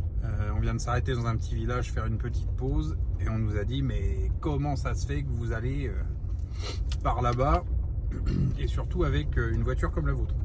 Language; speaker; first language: French; native; French